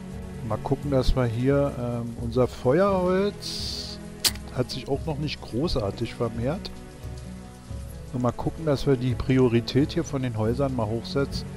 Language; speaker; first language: German; native; German